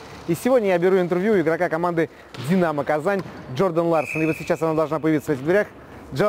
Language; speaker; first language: Russian; native; Russian